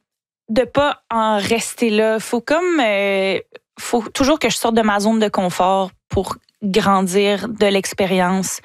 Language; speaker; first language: French; native; French